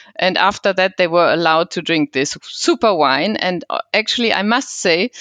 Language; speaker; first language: English; non-native, fluent; German